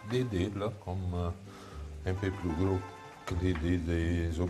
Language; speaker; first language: French; non-native, fluent; Italian